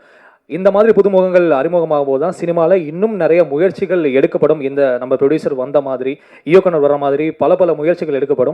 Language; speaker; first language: Tamil; native; Tamil